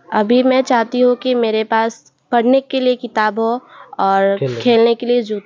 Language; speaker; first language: Hindi; non-native, local second language; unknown